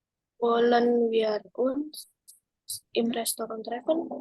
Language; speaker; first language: German; non-native, learner; Indonesian